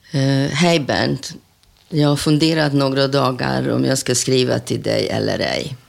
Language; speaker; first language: Swedish; non-native, fluent; Hungarian